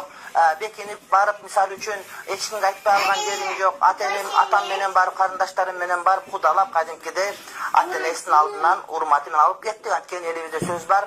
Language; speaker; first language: Kyrgyz; native; Kyrgyz